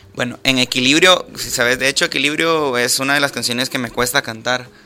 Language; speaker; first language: Spanish; native; Spanish